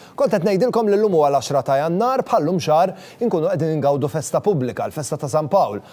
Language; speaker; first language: Maltese; native; Maltese